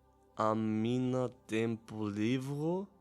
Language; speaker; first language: Portuguese; non-native, learner; German